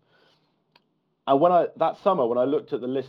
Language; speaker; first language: English; native; English